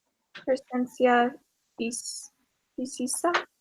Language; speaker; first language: Spanish; non-native, learner; English